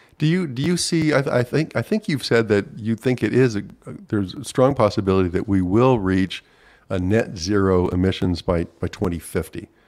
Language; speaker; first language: English; native; English